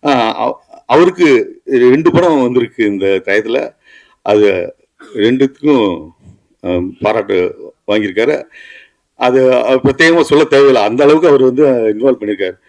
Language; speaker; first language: Tamil; native; Tamil